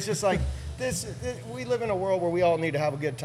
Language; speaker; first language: English; native; English